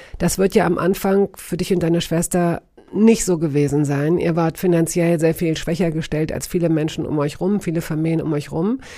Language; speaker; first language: German; native; German